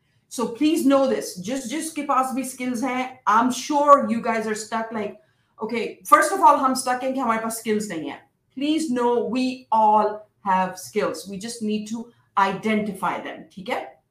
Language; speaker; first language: English; non-native, local second language; Hindi